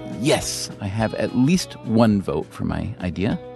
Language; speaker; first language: English; native; English